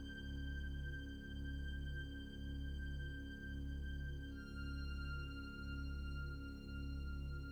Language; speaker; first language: English; native; English